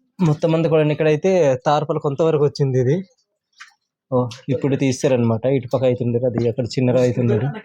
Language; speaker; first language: Telugu; non-native, local second language; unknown